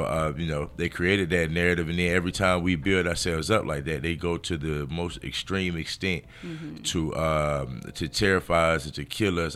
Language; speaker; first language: English; native; English